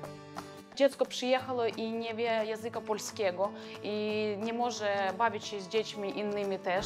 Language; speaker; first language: Polish; non-native, learner; Ukrainian